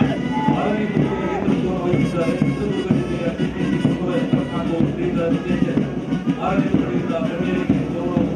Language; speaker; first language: Kannada; native; Kannada